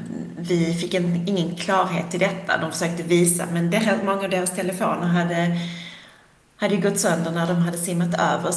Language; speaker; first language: Swedish; native; Swedish